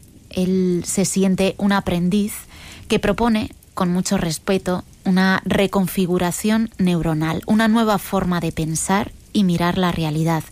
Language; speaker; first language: Spanish; native; Spanish